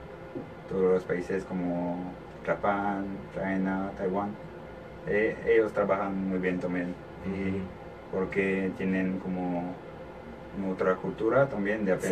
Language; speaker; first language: Spanish; non-native, learner; French